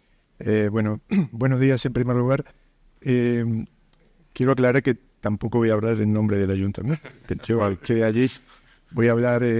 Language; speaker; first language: Spanish; native; Spanish